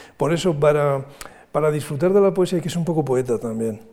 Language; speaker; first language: Spanish; native; Spanish